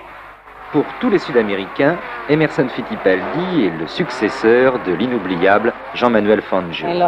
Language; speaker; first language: French; native; French